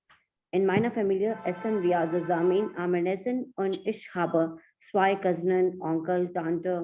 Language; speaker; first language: German; non-native, learner; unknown